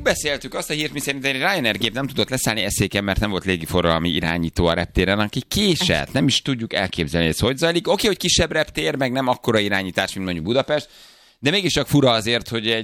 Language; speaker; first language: Hungarian; native; Hungarian